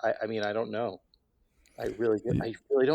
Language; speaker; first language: English; native; English